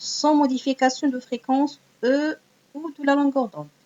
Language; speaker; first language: French; non-native, local second language; Arabic